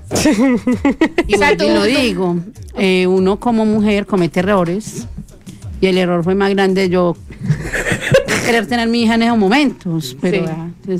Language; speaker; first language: Spanish; native; Spanish